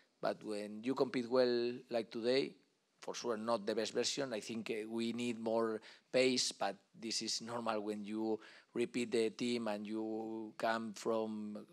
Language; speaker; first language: English; non-native, learner; Spanish